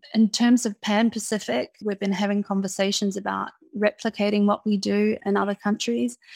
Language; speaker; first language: English; native; English